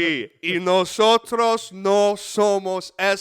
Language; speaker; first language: Spanish; non-native, learner; English